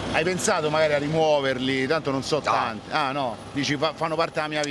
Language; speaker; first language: Italian; native; Italian